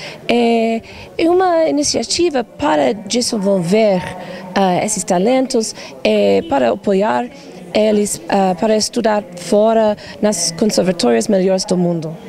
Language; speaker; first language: Portuguese; non-native, learner; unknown